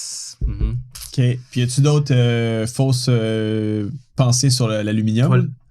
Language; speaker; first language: French; native; French